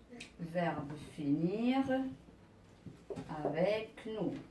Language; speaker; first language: French; non-native, local second language; Arabic